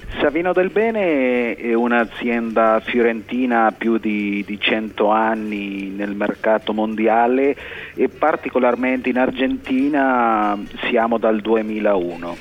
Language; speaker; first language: Italian; non-native, fluent; Spanish